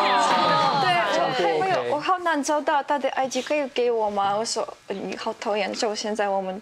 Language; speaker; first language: Chinese; non-native, fluent; Russian